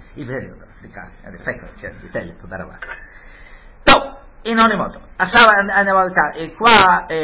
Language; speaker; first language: Italian; early bilingual, heritage; Hebrew